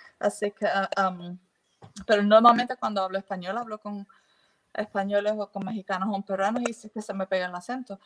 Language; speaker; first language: Spanish; early bilingual, heritage; Spanish